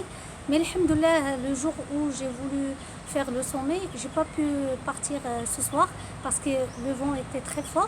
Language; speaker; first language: French; non-native, local second language; Arabic